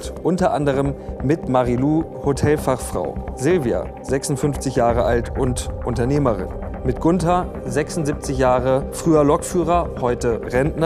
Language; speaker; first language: German; native; German